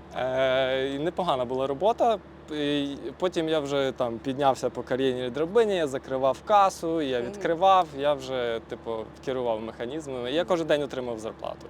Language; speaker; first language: Ukrainian; native; Ukrainian